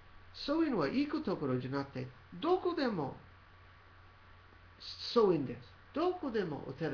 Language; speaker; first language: Japanese; non-native, learner; English